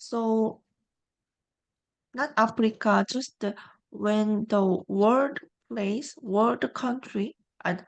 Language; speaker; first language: English; non-native, learner; Korean